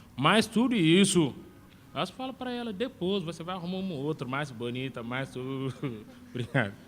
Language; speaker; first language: Portuguese; non-native, learner; Wolof